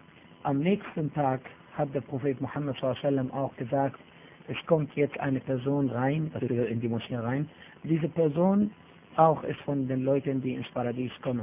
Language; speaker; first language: German; non-native, fluent; Arabic